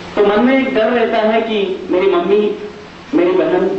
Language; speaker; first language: Hindi; non-native, local second language; Marathi